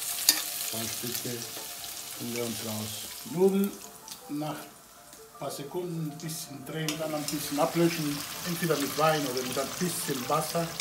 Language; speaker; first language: German; non-native, fluent; Italian